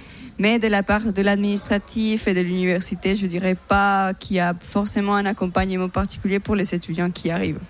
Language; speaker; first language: French; non-native, fluent; Spanish